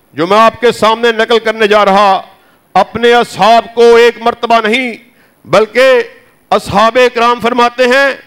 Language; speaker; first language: Urdu; native; Urdu